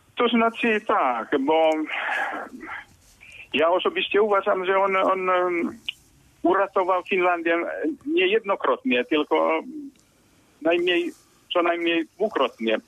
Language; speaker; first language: Polish; non-native, fluent; Finnish